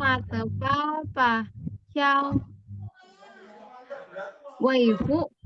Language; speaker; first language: Chinese; non-native, learner; Indonesian